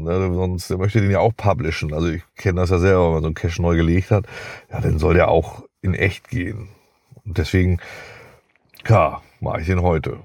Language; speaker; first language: German; native; German